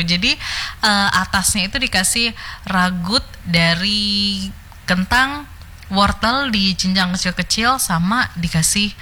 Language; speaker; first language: Indonesian; native; Indonesian